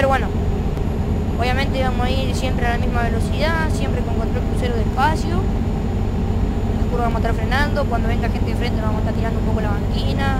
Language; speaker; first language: Spanish; native; Spanish